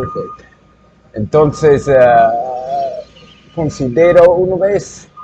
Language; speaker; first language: Spanish; non-native, learner; English